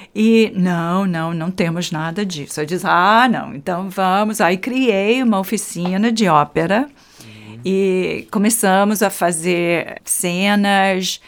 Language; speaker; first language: Portuguese; non-native, fluent; English